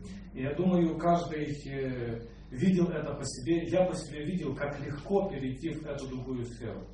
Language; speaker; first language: Russian; non-native, local second language; Ukrainian